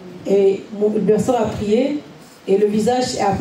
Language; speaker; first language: French; non-native, local second language; Lingala